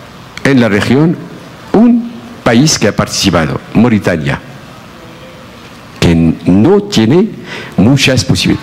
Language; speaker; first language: Spanish; non-native, fluent; Arabic